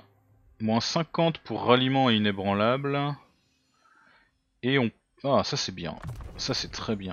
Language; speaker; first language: French; native; French